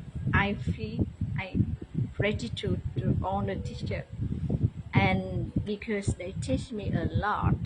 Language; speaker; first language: English; non-native, learner; Vietnamese